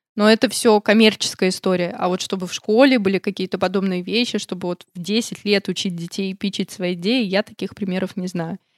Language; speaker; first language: Russian; native; Russian